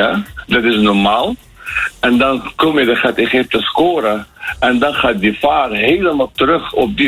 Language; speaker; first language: Dutch; non-native, learner; Arabic